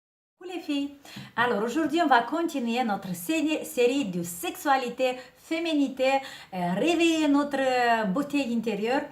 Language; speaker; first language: French; non-native, fluent; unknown